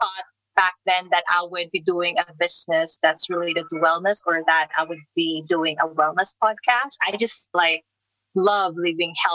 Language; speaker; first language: English; non-native, local second language; Filipino